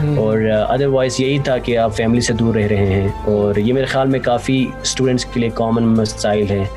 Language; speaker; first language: Urdu; non-native, local second language; Khowar